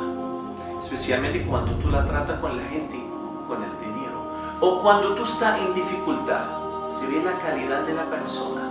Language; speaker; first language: Spanish; non-native, fluent; Arabic